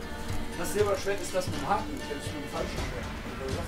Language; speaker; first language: German; native; German